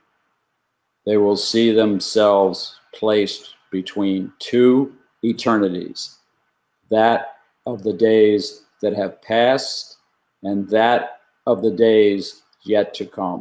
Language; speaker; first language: English; native; English